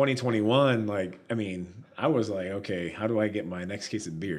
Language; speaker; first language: English; native; English